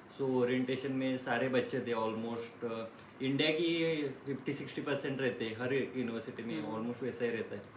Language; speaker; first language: Hindi; non-native, local second language; Marathi